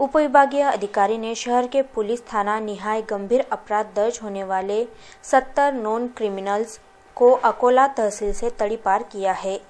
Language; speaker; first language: Hindi; non-native, local second language; Marathi